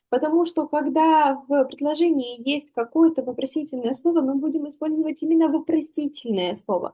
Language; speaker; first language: Russian; native; Russian